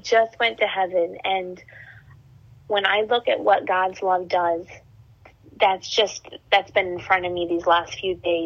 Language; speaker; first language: English; native; English